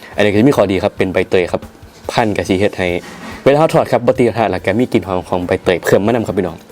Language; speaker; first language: Thai; native; Thai